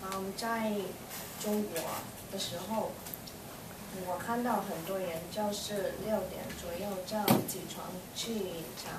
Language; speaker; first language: Chinese; early bilingual, heritage; Chinese